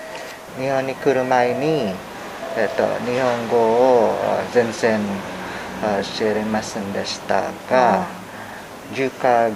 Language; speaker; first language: Japanese; non-native, learner; Hiligaynon